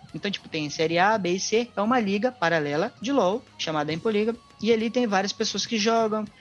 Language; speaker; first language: Portuguese; native; Portuguese